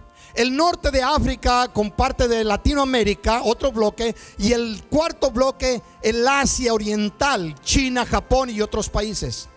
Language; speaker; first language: Spanish; native; Spanish